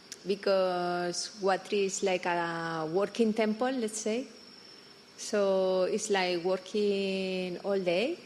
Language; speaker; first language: English; non-native, fluent; Spanish